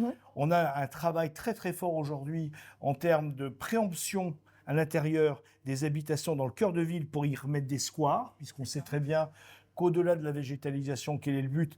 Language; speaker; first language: French; native; French